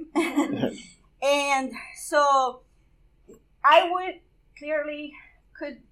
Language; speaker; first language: English; non-native, fluent; Spanish